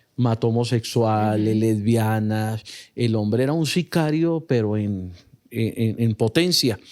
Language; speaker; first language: Spanish; native; Spanish